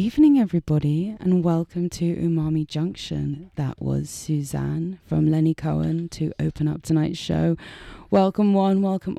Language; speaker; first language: English; native; English